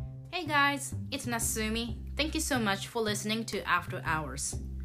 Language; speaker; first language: English; non-native, fluent; Japanese